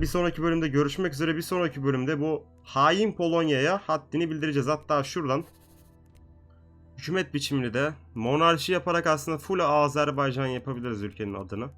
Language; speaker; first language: Turkish; native; Turkish